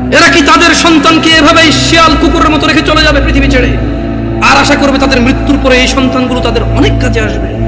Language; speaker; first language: Bangla; early bilingual, heritage; Bangla